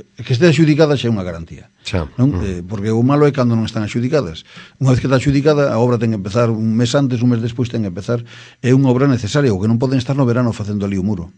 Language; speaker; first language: Galician; native; Galician